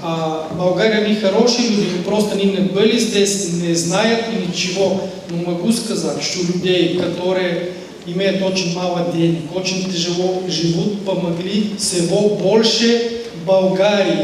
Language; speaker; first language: Russian; non-native, learner; Bulgarian